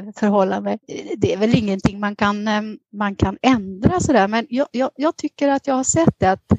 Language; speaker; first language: Swedish; native; Swedish